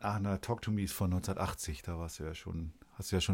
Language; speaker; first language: German; native; German